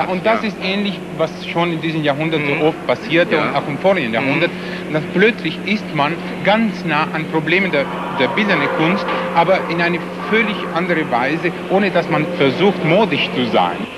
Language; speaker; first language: German; non-native, fluent; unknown